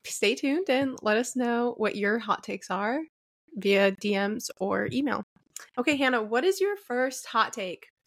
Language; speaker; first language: English; early bilingual, other home language; Arabic